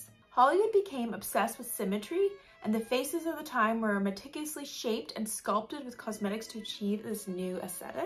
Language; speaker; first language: English; native; English